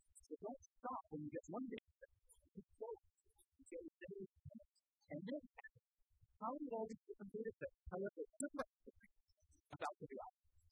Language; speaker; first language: English; native; English